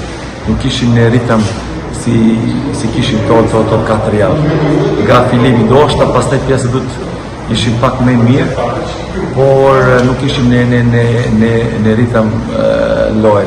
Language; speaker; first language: Albanian; non-native, learner; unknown